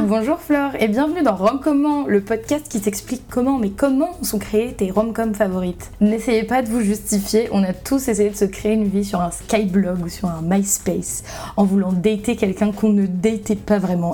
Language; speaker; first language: French; native; French